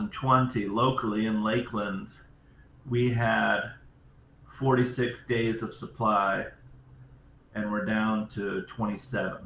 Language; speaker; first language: English; native; English